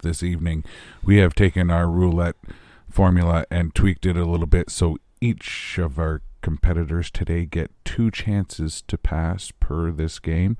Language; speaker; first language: English; native; English